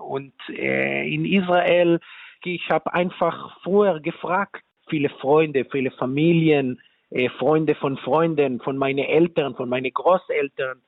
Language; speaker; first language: German; non-native, fluent; Hebrew